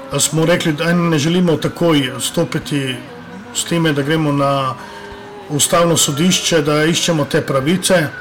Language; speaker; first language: Slovenian; non-native, local second language; Romany